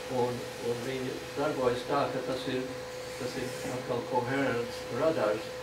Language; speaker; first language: Latvian; early bilingual, other home language; English